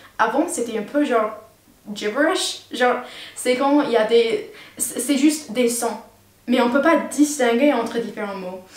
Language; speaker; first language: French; non-native, fluent; English